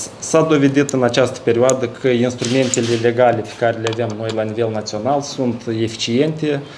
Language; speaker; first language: Romanian; native; Romanian